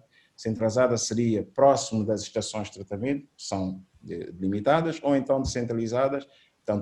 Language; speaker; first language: Portuguese; native; Portuguese